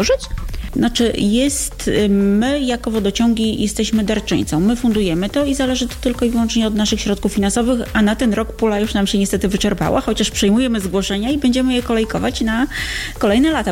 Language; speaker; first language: Polish; native; Polish